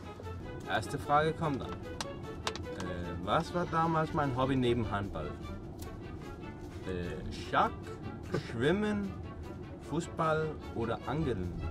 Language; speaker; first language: German; non-native, learner; Danish